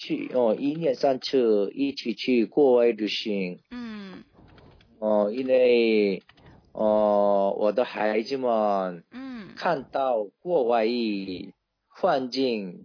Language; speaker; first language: Chinese; non-native, learner; Korean